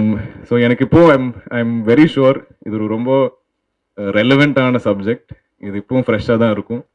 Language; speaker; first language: Tamil; non-native, local second language; Malayalam